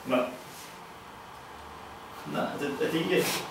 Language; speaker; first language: Russian; non-native, learner; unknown